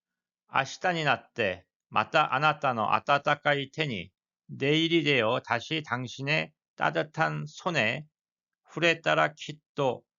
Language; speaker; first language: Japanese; non-native, fluent; Korean